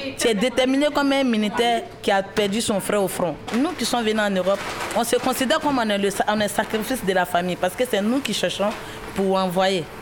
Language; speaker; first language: French; non-native, local second language; Bambara